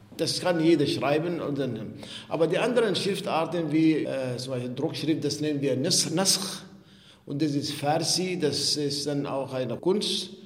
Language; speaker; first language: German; non-native, fluent; Arabic